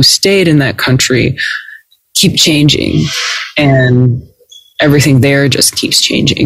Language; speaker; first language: English; native; English